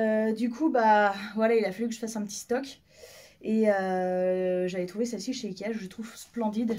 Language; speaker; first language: French; native; French